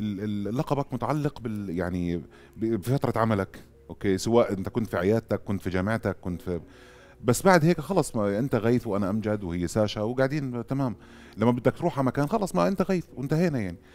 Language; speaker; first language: Arabic; native; Arabic